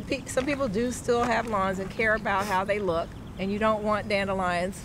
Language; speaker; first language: English; native; English